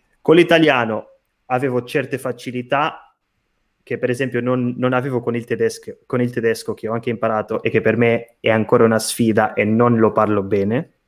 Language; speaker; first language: Italian; non-native, fluent; Portuguese